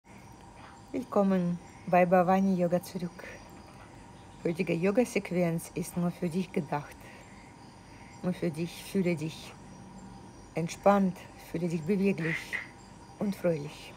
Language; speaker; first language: German; non-native, fluent; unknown